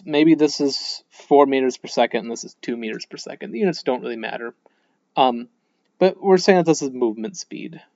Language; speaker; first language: English; native; English